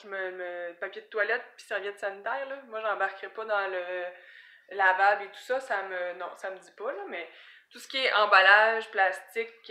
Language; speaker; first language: French; native; French